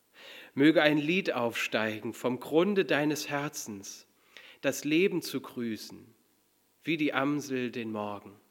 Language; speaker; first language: German; native; German